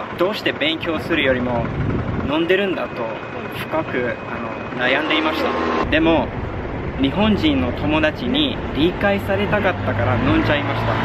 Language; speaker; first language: Japanese; non-native, fluent; English